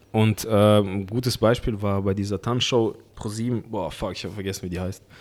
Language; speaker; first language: German; early bilingual, other home language; Russian